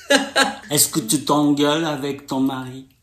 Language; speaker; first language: French; non-native, learner; Japanese